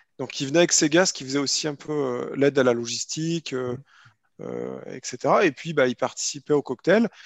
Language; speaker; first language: French; native; French